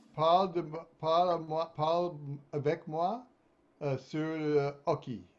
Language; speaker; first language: French; non-native, fluent; English